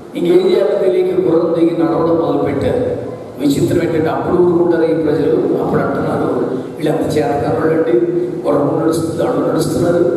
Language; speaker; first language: Telugu; non-native, local second language; Malayalam